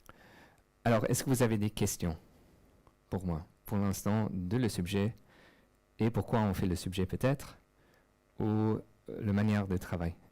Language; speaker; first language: French; non-native, fluent; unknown